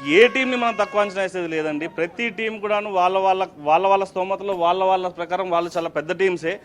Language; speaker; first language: Telugu; native; Telugu